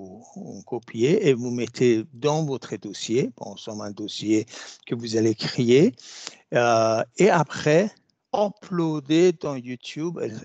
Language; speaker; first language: French; non-native, fluent; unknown